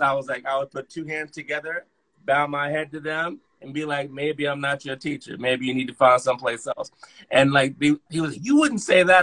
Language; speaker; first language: English; native; English